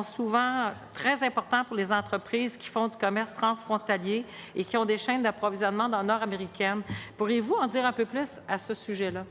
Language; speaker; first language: French; native; French